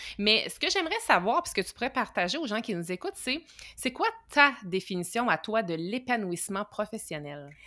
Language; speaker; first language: French; native; French